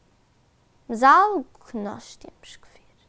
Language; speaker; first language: Portuguese; early bilingual, heritage; Portuguese